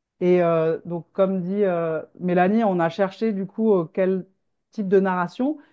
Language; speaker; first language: French; native; French